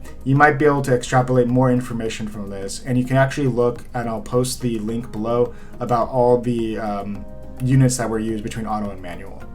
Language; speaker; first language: English; native; English